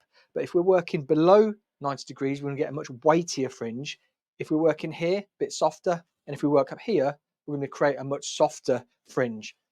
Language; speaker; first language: English; native; English